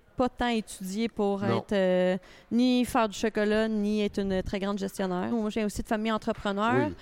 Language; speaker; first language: French; native; French